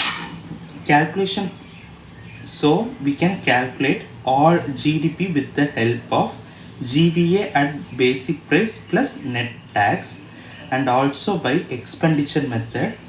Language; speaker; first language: English; non-native, local second language; Tamil